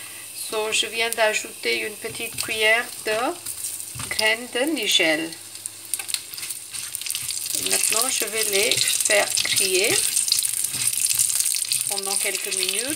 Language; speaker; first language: French; non-native, fluent; Hindi